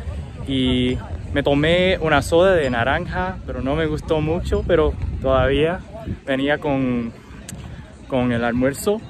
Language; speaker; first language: Spanish; non-native, learner; English